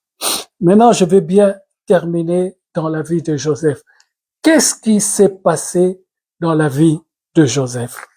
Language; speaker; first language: French; non-native, local second language; Lingala